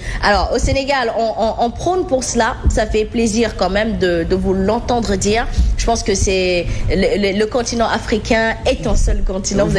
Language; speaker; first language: French; non-native, local second language; Wolof